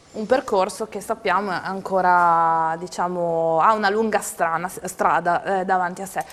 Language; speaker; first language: Italian; native; Italian